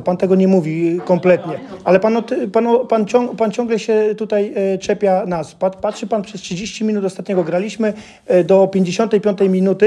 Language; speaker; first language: Polish; non-native, fluent; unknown